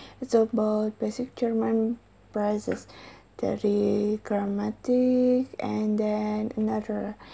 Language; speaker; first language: English; non-native, learner; Indonesian